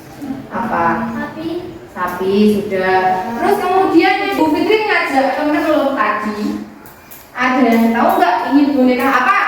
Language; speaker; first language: Malay; native; Malay